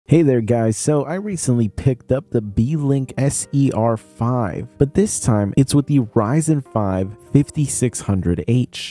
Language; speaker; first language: English; native; English